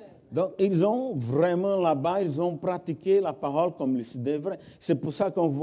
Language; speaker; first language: French; non-native, fluent; Portuguese